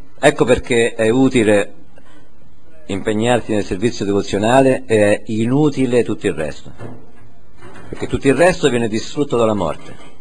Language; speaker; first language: Italian; native; Italian